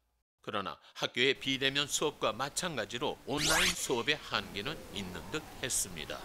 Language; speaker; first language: Korean; native; Korean